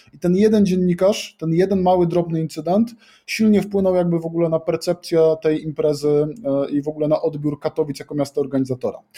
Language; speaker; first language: Polish; native; Polish